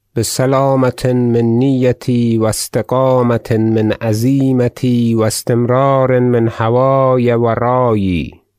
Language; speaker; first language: Arabic; non-native, fluent; Persian